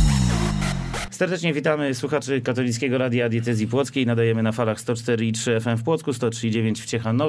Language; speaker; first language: Polish; native; Polish